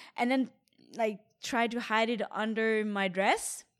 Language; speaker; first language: English; non-native, fluent; Danish